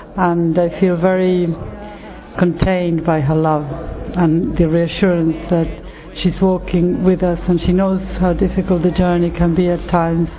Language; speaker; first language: English; non-native, fluent; Spanish